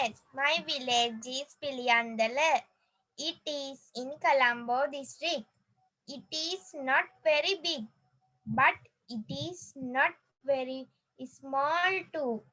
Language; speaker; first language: English; non-native, learner; Sinhala